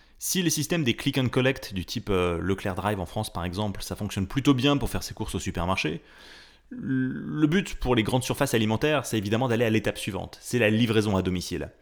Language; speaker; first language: French; native; French